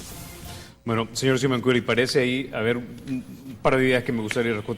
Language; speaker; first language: Spanish; native; Spanish